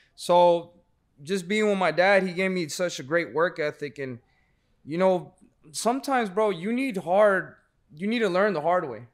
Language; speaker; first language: English; native; English